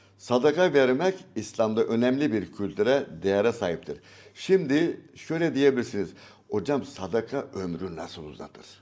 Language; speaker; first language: Turkish; native; Turkish